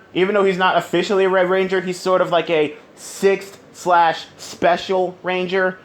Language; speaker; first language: English; native; English